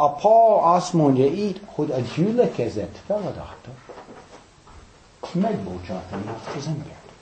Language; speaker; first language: Hungarian; non-native, fluent; English